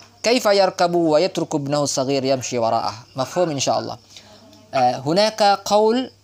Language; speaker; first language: Arabic; non-native, fluent; Indonesian